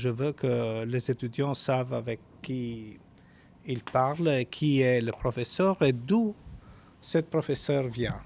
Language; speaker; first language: French; non-native, fluent; Albanian